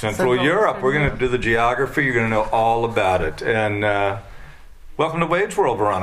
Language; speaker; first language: English; native; English